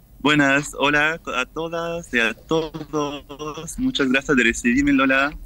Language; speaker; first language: Spanish; non-native, fluent; French